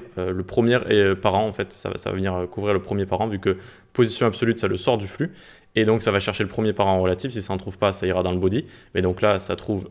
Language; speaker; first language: French; native; French